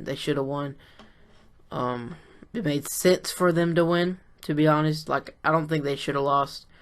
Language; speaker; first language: English; native; English